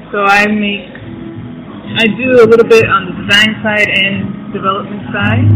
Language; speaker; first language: English; native; English